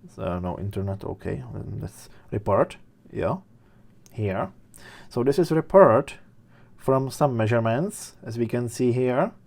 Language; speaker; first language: English; non-native, fluent; Czech